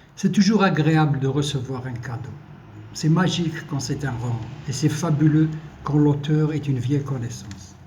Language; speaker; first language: French; non-native, local second language; Arabic